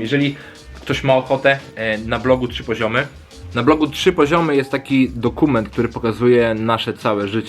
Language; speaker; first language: Polish; native; Polish